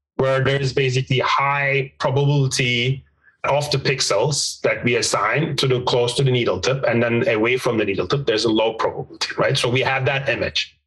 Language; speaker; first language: English; non-native, fluent; Turkish